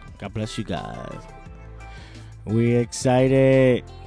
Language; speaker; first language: English; early bilingual, other home language; Spanish